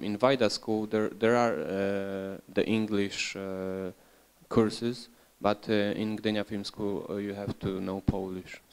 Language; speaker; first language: English; non-native, learner; Polish